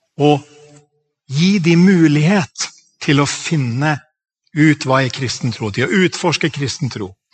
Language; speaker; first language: Norwegian; native; Norwegian